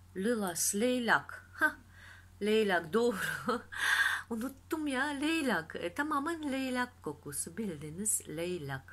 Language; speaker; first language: Turkish; non-native, fluent; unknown